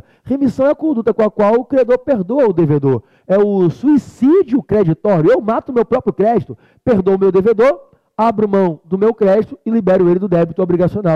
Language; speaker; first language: Portuguese; native; Portuguese